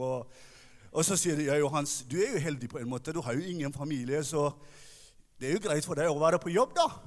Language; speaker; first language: Norwegian; non-native, fluent; Tigrinya